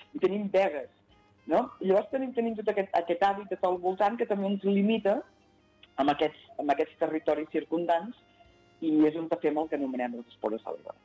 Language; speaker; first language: Catalan; native; Catalan